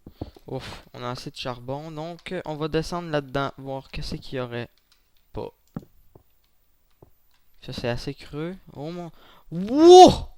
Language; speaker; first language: French; native; French